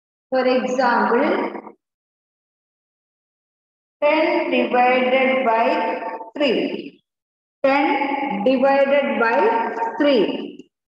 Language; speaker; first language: English; non-native, local second language; Malayalam